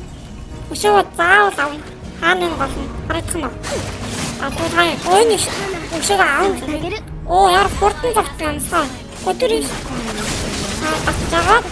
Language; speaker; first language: Mongolian; native; Mongolian